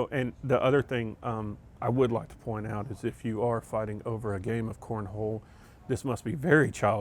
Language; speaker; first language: English; native; English